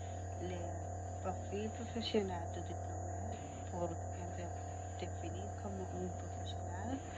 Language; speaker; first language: French; non-native, learner; Spanish